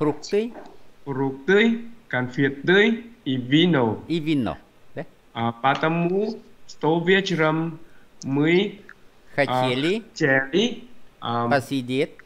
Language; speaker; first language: Russian; non-native, learner; Vietnamese